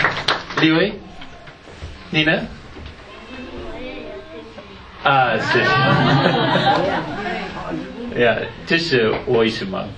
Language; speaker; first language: Chinese; non-native, learner; Dutch